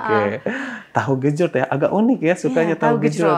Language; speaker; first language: Indonesian; native; Indonesian